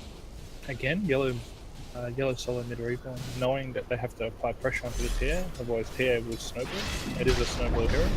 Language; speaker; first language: English; native; English